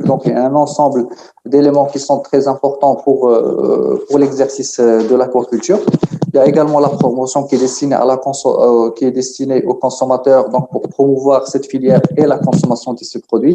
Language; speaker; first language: French; non-native, local second language; Arabic